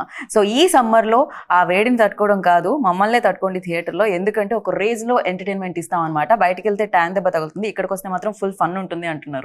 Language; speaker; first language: Telugu; native; Telugu